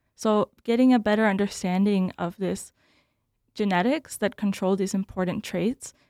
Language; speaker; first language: English; native; English